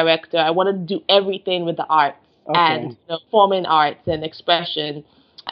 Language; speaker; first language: English; non-native, local second language; Yoruba